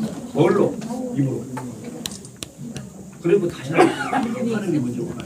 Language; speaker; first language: Korean; native; Korean